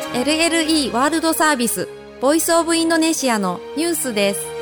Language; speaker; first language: Japanese; non-native, fluent; Indonesian